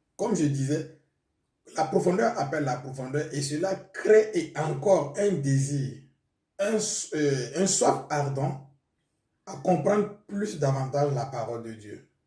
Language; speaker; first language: French; non-native, local second language; Mossi